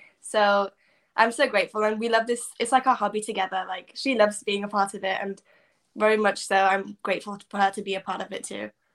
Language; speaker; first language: English; native; English